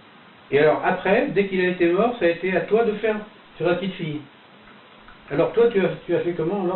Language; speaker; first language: French; native; French